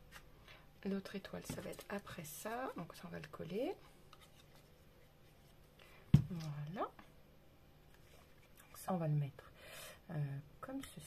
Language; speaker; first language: French; native; French